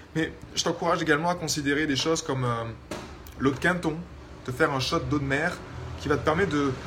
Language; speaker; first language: French; native; French